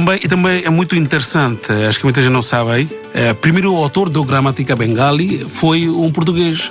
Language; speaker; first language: Portuguese; non-native, learner; Bangla